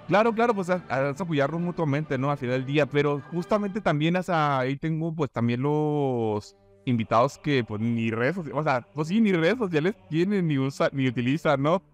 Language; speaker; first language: Spanish; native; Spanish